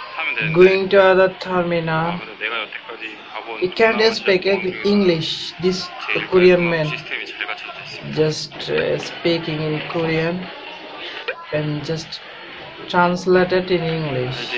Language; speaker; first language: English; non-native, learner; Bangla